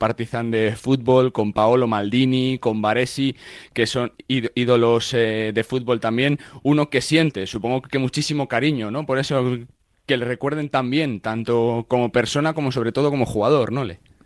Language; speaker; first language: Spanish; native; Spanish